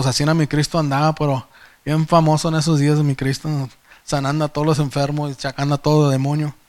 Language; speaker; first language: Spanish; early bilingual, heritage; Spanish